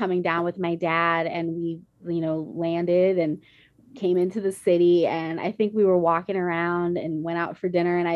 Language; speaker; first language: English; native; English